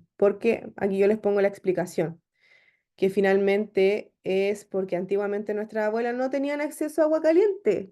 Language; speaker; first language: Spanish; native; Spanish